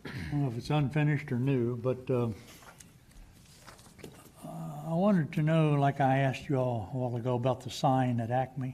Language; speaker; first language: English; native; English